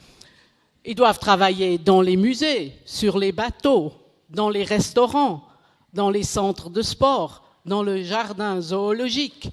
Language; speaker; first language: French; non-native, local second language; German